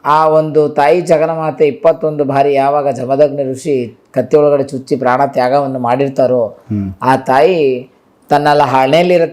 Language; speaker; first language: Kannada; native; Kannada